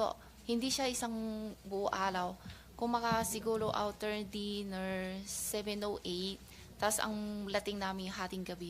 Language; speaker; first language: Filipino; non-native, learner; Chinese